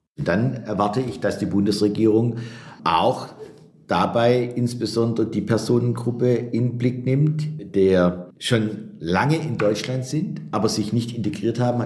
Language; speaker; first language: German; native; German